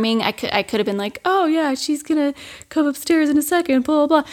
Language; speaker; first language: English; non-native, fluent; German